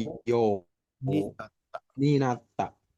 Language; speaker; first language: Japanese; non-native, learner; Indonesian